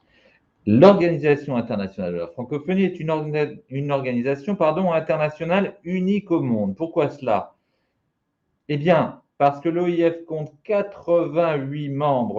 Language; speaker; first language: French; native; French